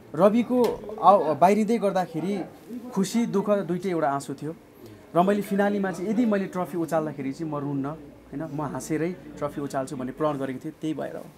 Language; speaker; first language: Nepali; native; Nepali